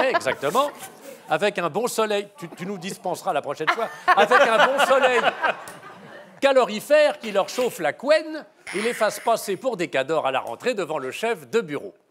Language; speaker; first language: French; native; French